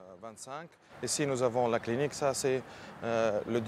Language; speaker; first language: French; non-native, local second language; Arabic